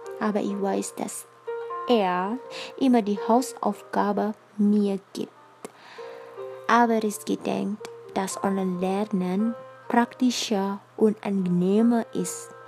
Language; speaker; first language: German; non-native, fluent; Indonesian